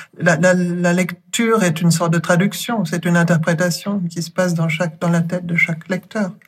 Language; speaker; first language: French; non-native, fluent; German